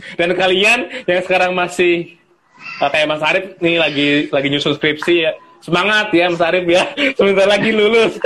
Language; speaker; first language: Indonesian; non-native, local second language; Sundanese